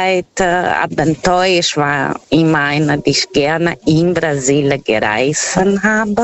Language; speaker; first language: German; non-native, learner; Portuguese